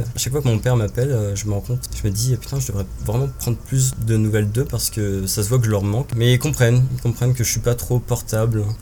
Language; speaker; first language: French; native; French